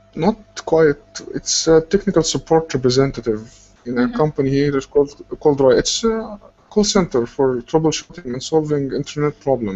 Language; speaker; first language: English; non-native, fluent; Arabic